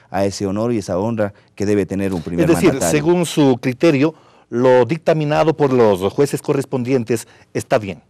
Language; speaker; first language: Spanish; native; Spanish